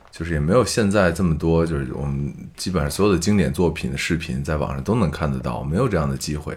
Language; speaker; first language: Chinese; native; Chinese